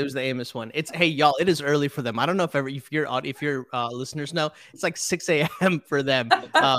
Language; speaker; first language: English; early bilingual, other home language; Telugu